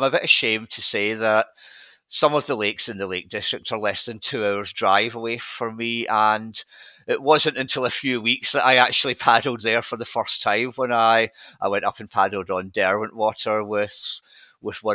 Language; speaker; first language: English; native; English